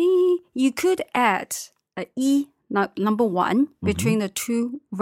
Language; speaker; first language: English; non-native, fluent; Chinese